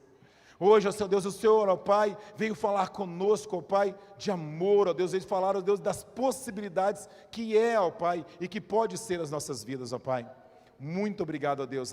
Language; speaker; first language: Portuguese; native; Portuguese